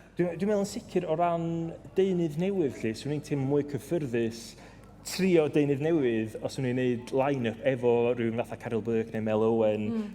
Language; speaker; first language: Welsh; native; Welsh